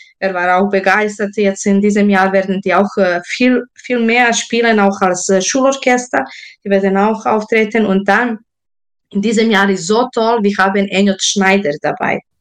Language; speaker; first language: German; non-native, fluent; Serbian